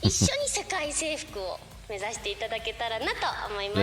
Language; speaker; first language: Japanese; native; Japanese